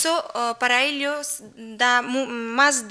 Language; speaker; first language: Spanish; non-native, learner; Russian